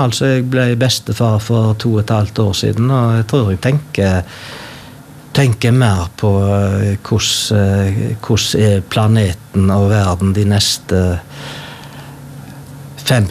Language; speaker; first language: Norwegian; native; Norwegian